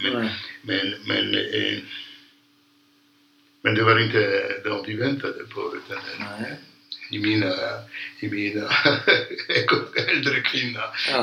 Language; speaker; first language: Swedish; non-native, fluent; Polish